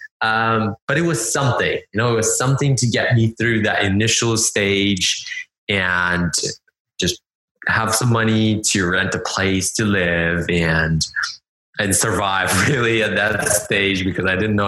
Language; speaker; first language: English; non-native, fluent; Lithuanian